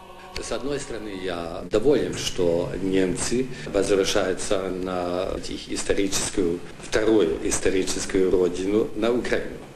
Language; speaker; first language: Ukrainian; non-native, local second language; Russian